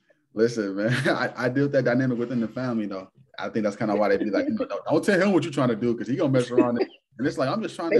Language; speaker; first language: English; native; English